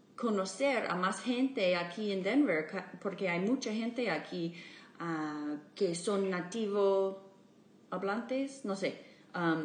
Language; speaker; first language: Spanish; non-native, fluent; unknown